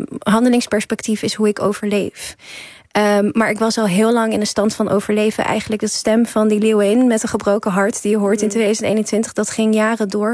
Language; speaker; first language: Dutch; early bilingual, other home language; Persian